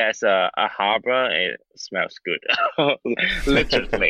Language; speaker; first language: English; non-native, local second language; Cantonese